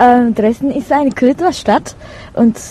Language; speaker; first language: German; non-native, learner; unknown